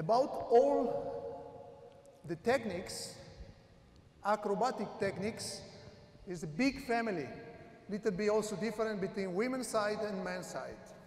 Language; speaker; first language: English; non-native, learner; Italian